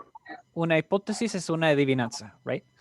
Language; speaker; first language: Spanish; non-native, fluent; English